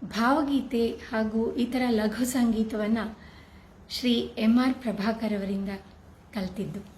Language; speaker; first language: Kannada; native; Kannada